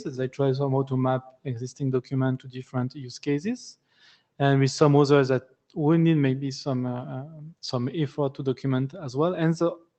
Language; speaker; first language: English; non-native, fluent; French